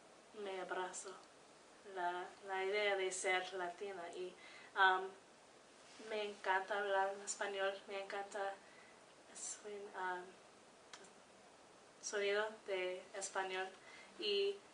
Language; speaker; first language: Spanish; early bilingual, heritage; Spanish